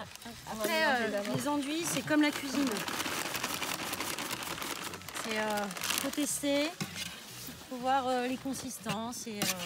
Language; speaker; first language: French; native; French